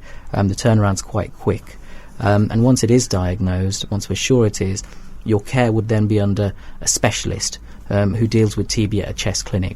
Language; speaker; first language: English; native; English